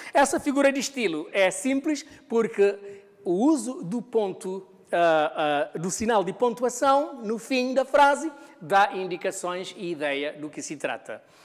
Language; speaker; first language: Portuguese; non-native, local second language; Kabuverdianu